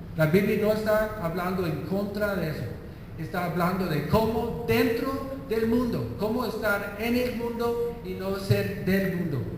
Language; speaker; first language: Spanish; non-native, fluent; English